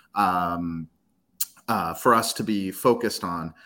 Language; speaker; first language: English; native; English